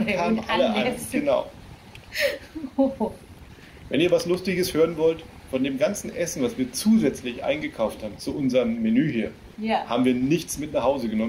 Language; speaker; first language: German; native; German